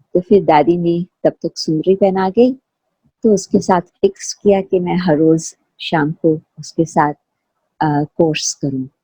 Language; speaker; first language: Hindi; non-native, fluent; Sindhi